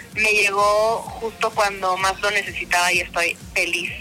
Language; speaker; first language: Spanish; native; Spanish